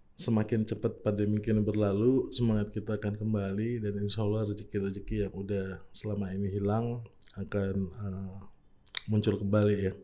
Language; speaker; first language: Indonesian; native; Indonesian